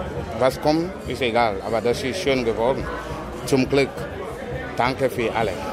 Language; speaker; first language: German; non-native, learner; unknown